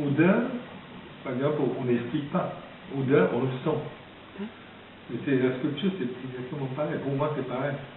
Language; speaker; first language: French; non-native, fluent; Japanese